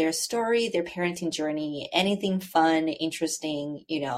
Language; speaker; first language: English; non-native, fluent; Chinese